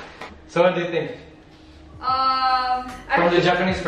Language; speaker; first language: English; non-native, fluent; Indonesian